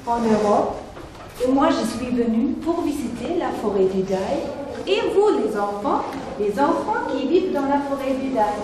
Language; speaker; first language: French; non-native, fluent; German